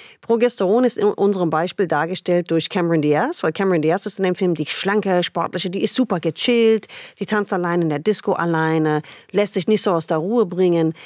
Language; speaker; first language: German; non-native, fluent; English